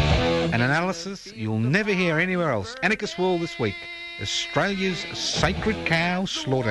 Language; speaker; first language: English; native; English